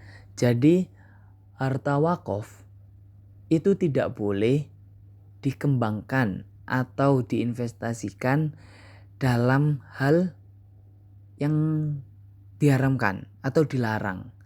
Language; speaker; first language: Indonesian; native; Indonesian